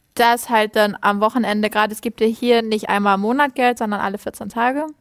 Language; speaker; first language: German; native; German